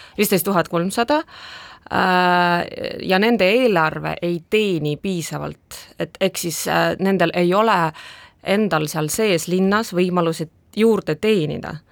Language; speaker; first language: Estonian; non-native, local second language; Russian